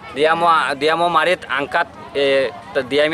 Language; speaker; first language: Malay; non-native, learner; Rohingya